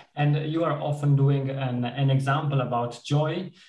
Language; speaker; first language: English; non-native, fluent; Italian